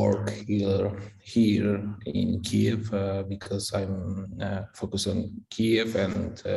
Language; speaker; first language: English; non-native, fluent; Polish